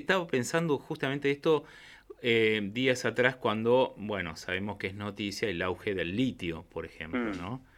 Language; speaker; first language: Spanish; native; Spanish